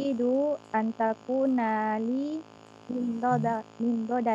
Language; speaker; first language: Arabic; non-native, learner; Indonesian